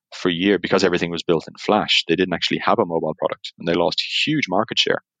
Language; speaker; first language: English; native; English